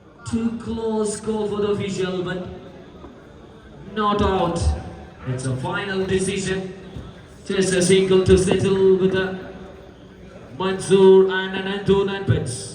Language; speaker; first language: English; non-native, local second language; Malayalam